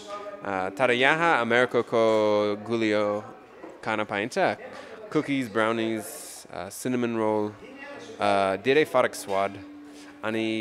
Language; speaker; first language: Nepali; non-native, learner; English